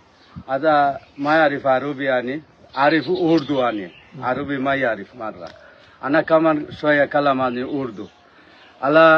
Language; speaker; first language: Arabic; non-native, learner; Bangla